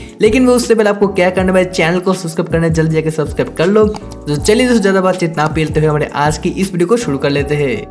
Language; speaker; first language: Hindi; non-native, local second language; Bangla